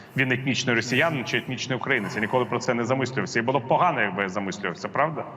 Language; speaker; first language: Ukrainian; non-native, local second language; Russian